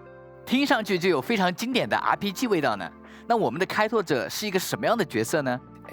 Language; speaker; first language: Chinese; native; Chinese